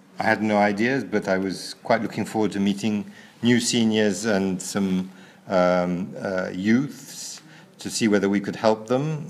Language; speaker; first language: English; non-native, fluent; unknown